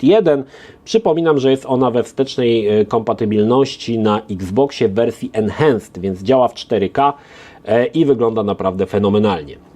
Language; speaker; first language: Polish; native; Polish